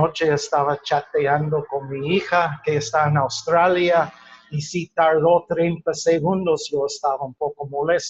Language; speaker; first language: Spanish; non-native, fluent; English